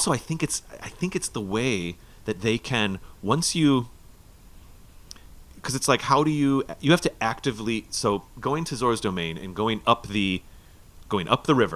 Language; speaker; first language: English; native; English